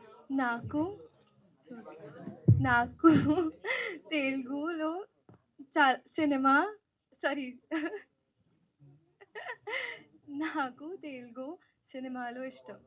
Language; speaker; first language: Telugu; non-native, learner; Hindi